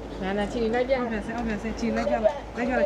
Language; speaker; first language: Chinese; early bilingual, heritage; Chinese